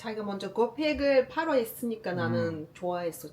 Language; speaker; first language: Korean; non-native, learner; Turkish